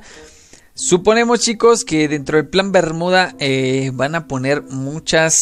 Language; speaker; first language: Spanish; native; Spanish